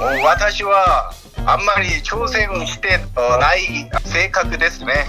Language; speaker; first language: Japanese; non-native, fluent; Korean